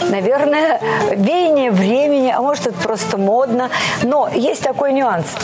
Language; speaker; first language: Russian; native; Russian